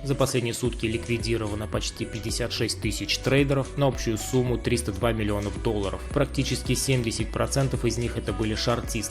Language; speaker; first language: Russian; native; Russian